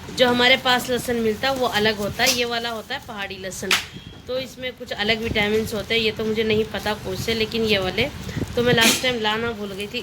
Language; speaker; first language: Hindi; non-native, local second language; Urdu